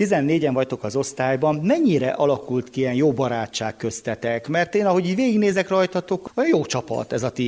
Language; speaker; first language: Hungarian; native; Hungarian